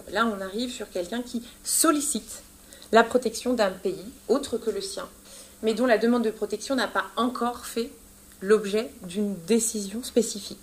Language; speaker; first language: French; native; French